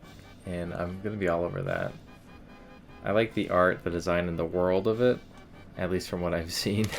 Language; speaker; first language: English; native; English